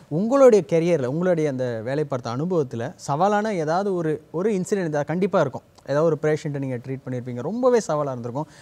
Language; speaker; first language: Tamil; native; Tamil